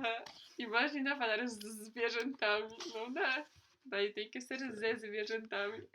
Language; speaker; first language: Portuguese; non-native, fluent; Polish